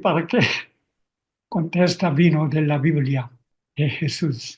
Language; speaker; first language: Spanish; non-native, learner; Korean